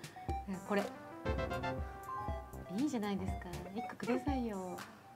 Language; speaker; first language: Japanese; native; Japanese